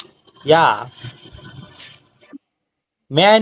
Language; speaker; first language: English; non-native, fluent; Bangla